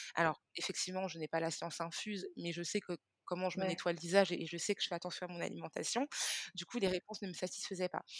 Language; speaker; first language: French; early bilingual, other home language; Hebrew